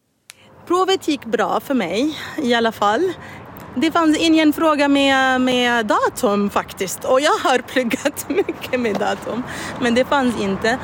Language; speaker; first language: Swedish; non-native, fluent; Arabic